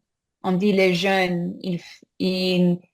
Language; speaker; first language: French; non-native, learner; English